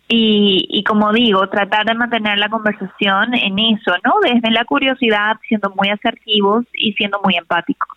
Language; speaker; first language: Spanish; native; Spanish